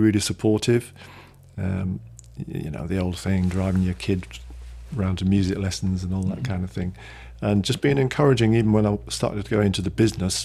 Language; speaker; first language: English; native; English